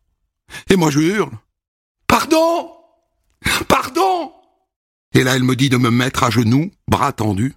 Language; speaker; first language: French; native; French